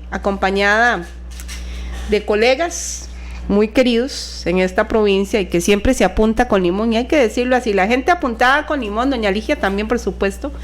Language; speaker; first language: Spanish; native; Spanish